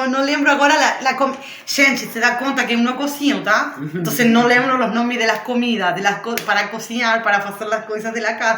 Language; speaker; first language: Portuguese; non-native, learner; Spanish